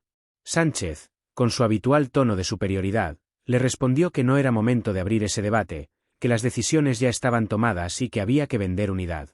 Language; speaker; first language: Spanish; native; Spanish